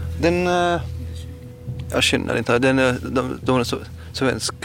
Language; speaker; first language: Swedish; non-native, learner; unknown